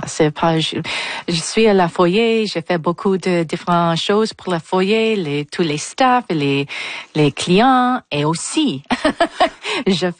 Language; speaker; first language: French; non-native, local second language; English